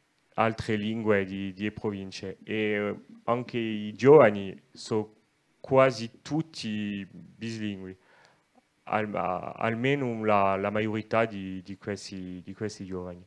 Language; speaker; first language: Italian; non-native, local second language; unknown